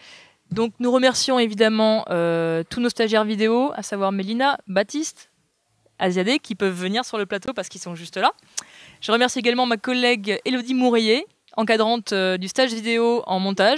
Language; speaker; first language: French; native; French